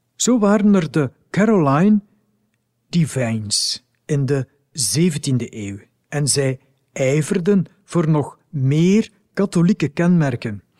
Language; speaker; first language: Dutch; native; Dutch